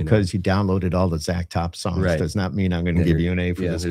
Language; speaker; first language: English; native; English